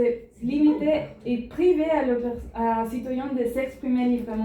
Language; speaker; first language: French; non-native, learner; Spanish